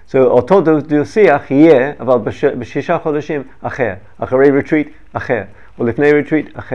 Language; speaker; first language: Hebrew; non-native, learner; English